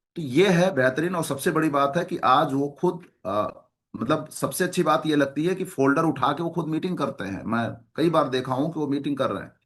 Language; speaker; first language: Hindi; native; Hindi